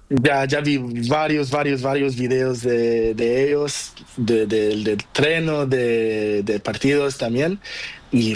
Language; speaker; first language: Spanish; non-native, learner; Portuguese